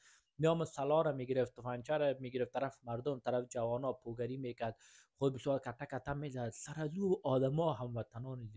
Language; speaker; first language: Persian; native; Persian